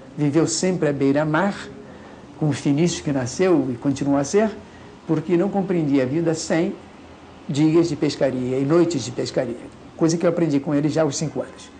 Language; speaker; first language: Portuguese; native; Portuguese